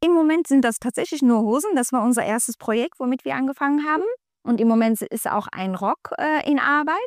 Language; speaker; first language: German; non-native, fluent; Turkish